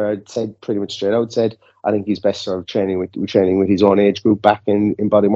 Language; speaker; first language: English; native; English